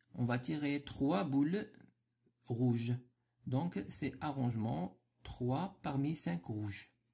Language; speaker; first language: French; non-native, local second language; Arabic